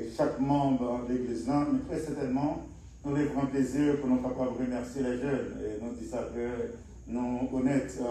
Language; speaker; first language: French; native; French